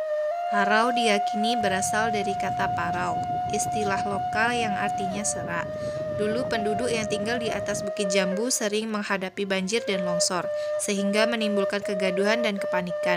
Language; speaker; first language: Indonesian; native; Indonesian